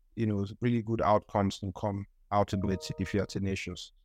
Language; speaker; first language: English; non-native, local second language; Yoruba